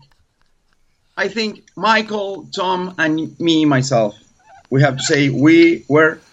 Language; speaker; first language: English; non-native, learner; Spanish